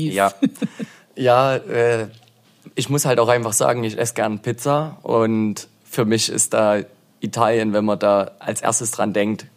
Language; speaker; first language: German; native; German